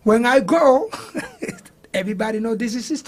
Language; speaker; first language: English; non-native, learner; Spanish